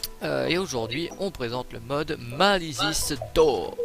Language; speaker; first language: French; native; French